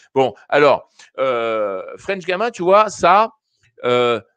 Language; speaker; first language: French; native; French